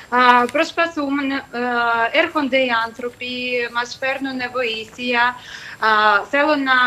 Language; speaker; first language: Greek; non-native, fluent; Ukrainian